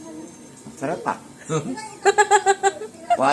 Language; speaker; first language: Filipino; native; Filipino